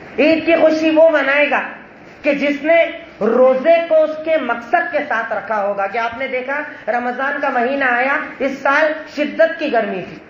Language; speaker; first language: Urdu; native; Urdu